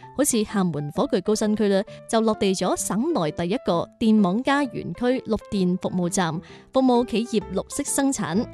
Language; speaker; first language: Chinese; non-native, local second language; Cantonese